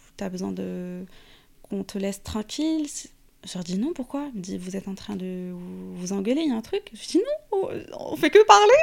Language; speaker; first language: French; non-native, local second language; Arabic